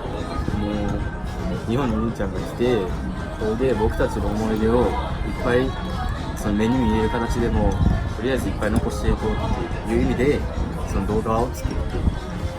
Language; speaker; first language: Japanese; native; Japanese